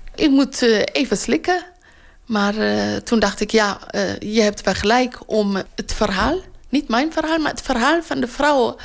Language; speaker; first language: Dutch; non-native, fluent; Tigrinya